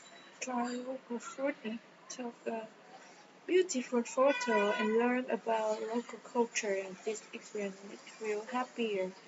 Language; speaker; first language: English; non-native, learner; Vietnamese